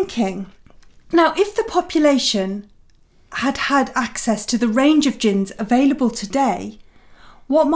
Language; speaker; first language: English; native; English